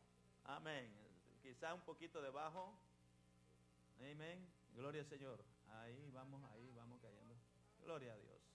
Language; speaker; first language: Spanish; native; Spanish